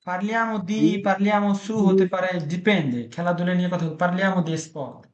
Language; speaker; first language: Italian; non-native, learner; Bangla